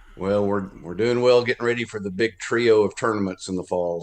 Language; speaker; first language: English; native; English